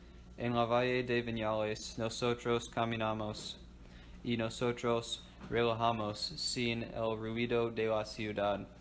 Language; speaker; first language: Spanish; non-native, learner; English